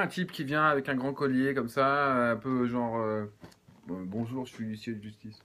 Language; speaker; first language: French; native; French